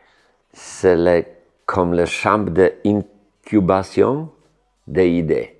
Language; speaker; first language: French; non-native, learner; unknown